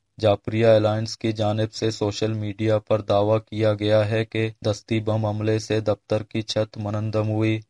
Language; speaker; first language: Urdu; non-native, local second language; Baluchi